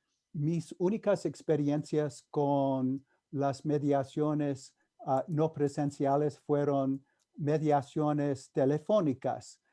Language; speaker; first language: Spanish; non-native, fluent; English